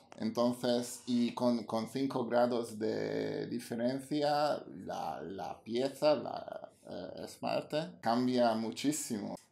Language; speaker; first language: Spanish; non-native, fluent; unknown